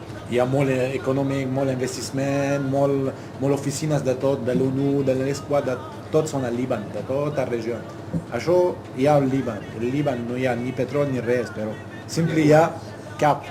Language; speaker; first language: Catalan; non-native, learner; Arabic